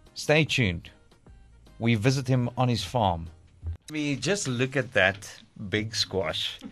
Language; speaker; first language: English; non-native, local second language; Afrikaans